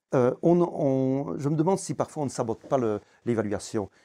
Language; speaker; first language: French; native; French